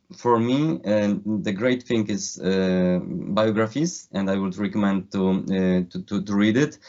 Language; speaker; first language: English; non-native, fluent; Polish